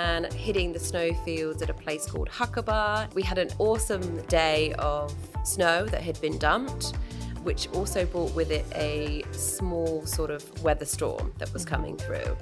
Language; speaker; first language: English; native; English